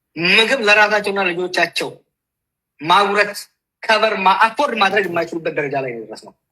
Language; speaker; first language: Amharic; non-native, local second language; Oromo